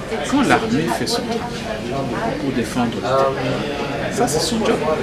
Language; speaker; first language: French; non-native, local second language; Lingala